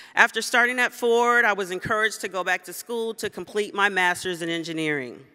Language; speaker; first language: English; native; English